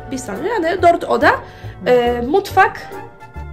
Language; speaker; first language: Turkish; non-native, learner; Polish